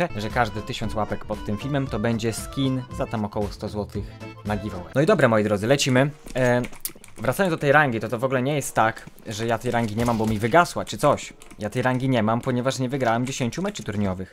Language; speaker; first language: Polish; native; Polish